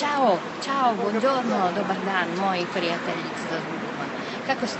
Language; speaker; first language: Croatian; non-native, learner; Italian